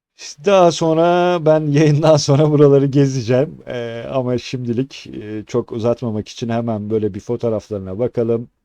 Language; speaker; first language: Turkish; native; Turkish